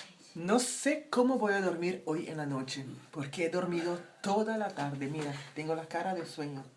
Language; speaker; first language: Spanish; non-native, fluent; Papiamento